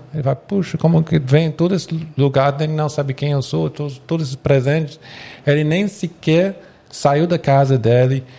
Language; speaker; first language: Portuguese; non-native, fluent; English